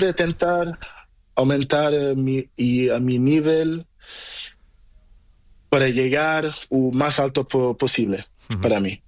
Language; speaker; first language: Spanish; non-native, learner; Portuguese